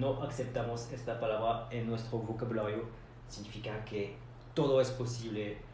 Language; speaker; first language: Spanish; non-native, fluent; French